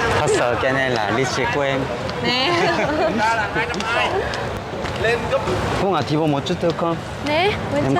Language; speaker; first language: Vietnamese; non-native, learner; Korean